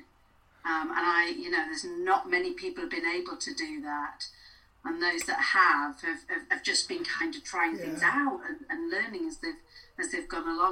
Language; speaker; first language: English; native; English